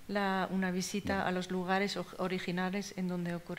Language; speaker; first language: Spanish; native; Spanish